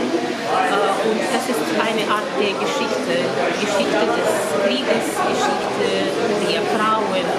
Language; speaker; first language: German; non-native, fluent; Ukrainian